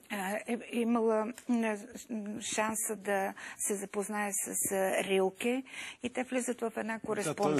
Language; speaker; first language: Bulgarian; native; Bulgarian